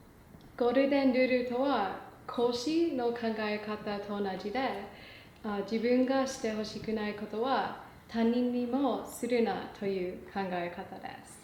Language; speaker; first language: Japanese; non-native, learner; English